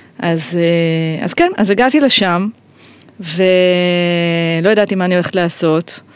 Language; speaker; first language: Hebrew; native; Hebrew